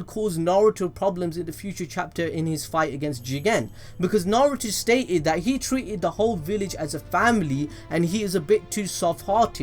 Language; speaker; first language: English; native; English